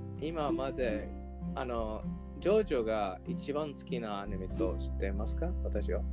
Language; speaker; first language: Japanese; non-native, learner; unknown